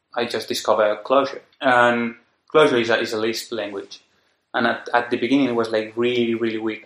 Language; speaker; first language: English; non-native, fluent; Spanish